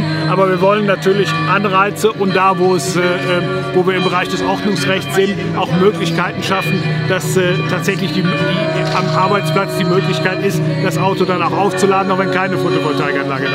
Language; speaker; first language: German; native; German